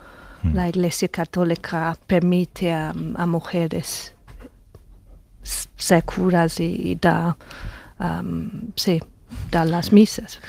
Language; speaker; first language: Spanish; non-native, fluent; English